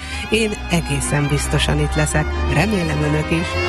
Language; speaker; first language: Hungarian; native; Hungarian